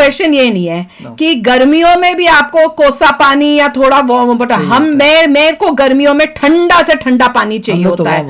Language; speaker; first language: Hindi; native; Hindi